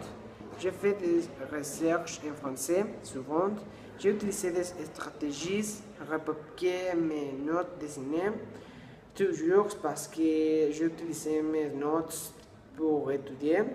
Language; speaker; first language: French; non-native, learner; Spanish